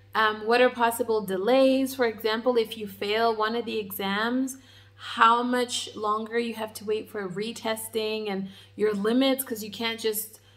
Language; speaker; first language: English; native; English